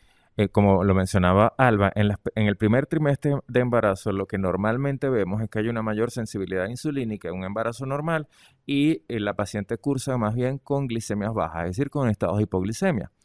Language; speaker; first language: Spanish; native; Spanish